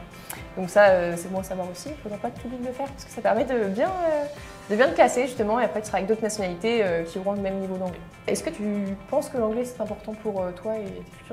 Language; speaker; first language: French; native; French